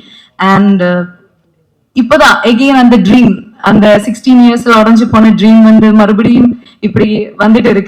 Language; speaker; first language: Tamil; non-native, fluent; Malayalam